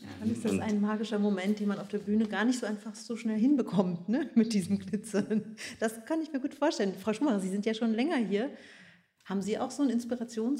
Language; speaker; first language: German; native; German